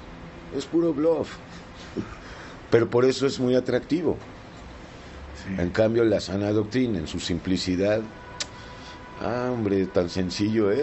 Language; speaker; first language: Spanish; native; Spanish